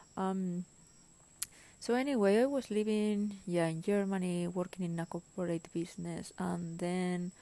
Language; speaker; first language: English; non-native, fluent; Spanish